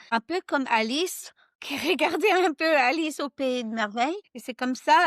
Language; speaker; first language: French; non-native, fluent; English